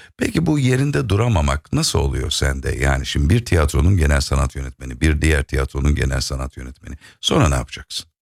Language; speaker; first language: Turkish; native; Turkish